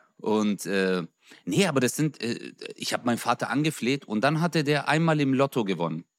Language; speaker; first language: German; early bilingual, other home language; Turkish